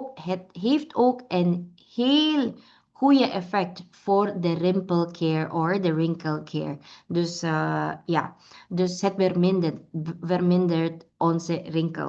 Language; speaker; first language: Dutch; non-native, learner; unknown